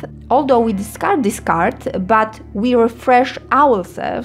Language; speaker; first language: English; non-native, fluent; Polish